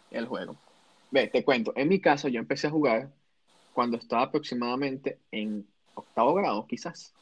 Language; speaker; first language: Spanish; native; Spanish